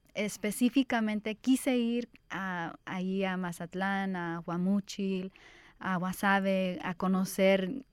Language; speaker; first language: Spanish; early bilingual, heritage; Spanish